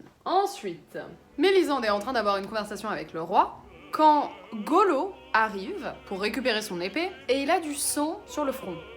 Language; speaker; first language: French; native; French